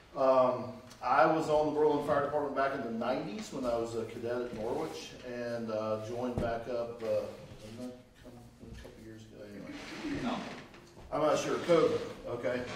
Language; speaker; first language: English; native; English